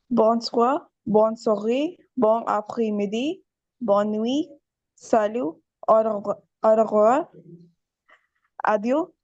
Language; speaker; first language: French; non-native, learner; Urdu